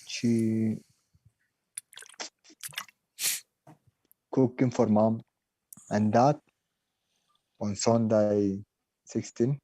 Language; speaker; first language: English; non-native, learner; Spanish